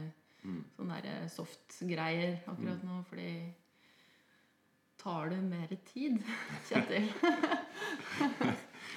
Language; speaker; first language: Norwegian; native; Norwegian